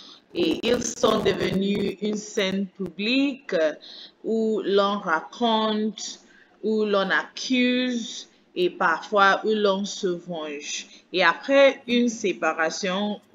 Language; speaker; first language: French; non-native, fluent; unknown